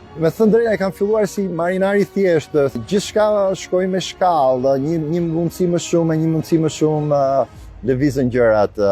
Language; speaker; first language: Albanian; native; Albanian